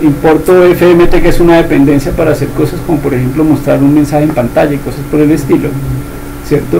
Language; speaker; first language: Spanish; native; Spanish